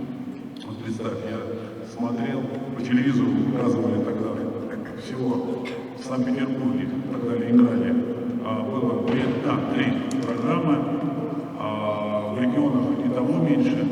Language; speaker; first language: Russian; native; Russian